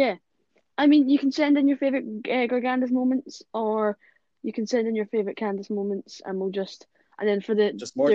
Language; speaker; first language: English; native; English